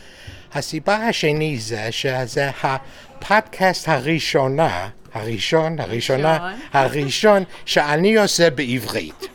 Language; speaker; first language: Hebrew; non-native, learner; English